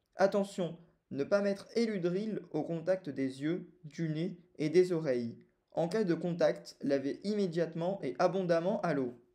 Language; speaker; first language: French; native; French